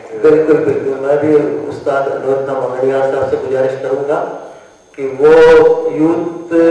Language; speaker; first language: Hindi; native; Hindi